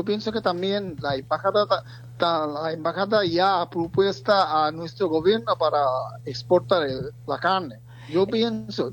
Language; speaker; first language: Spanish; non-native, learner; Bangla